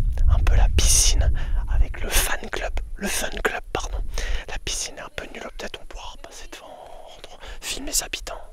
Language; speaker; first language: French; native; French